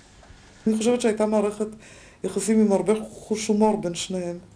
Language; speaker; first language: Hebrew; native; Hebrew